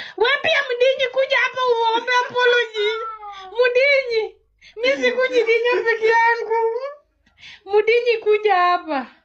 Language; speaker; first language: Swahili; native; Swahili